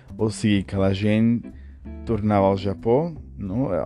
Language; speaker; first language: Catalan; non-native, fluent; Portuguese